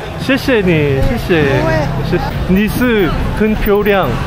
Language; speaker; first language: Chinese; non-native, learner; Korean